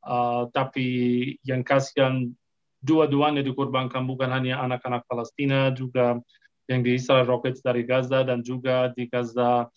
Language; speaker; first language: Indonesian; non-native, fluent; Arabic